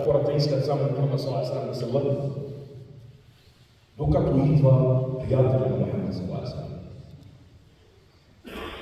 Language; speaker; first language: Bulgarian; non-native, fluent; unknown